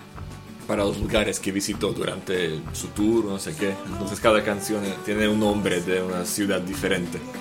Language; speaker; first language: Spanish; non-native, fluent; Slovak